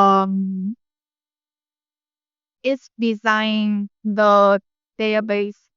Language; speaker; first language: English; non-native, learner; Vietnamese